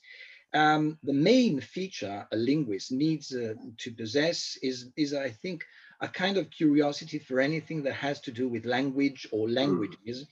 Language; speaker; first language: English; non-native, fluent; Italian